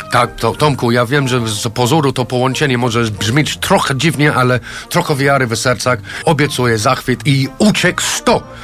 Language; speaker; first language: Polish; non-native, fluent; English